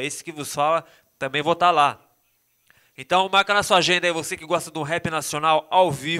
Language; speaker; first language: Portuguese; native; Portuguese